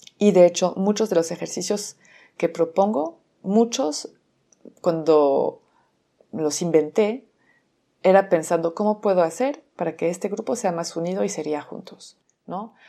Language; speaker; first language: Spanish; non-native, fluent; French